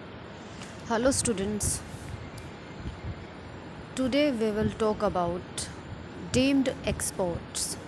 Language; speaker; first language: English; non-native, local second language; Hindi